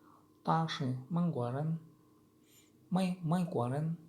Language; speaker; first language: Chinese; non-native, learner; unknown